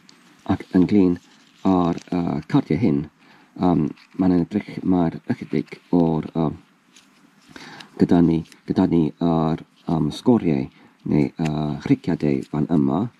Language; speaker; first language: Welsh; non-native, learner; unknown